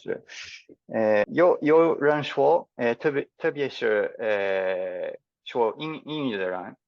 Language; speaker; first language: Chinese; non-native, fluent; English